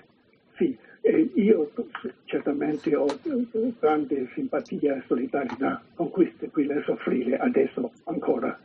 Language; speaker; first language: Italian; non-native, learner; Chinese